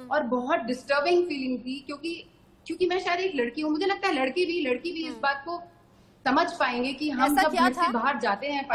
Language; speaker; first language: Hindi; native; Hindi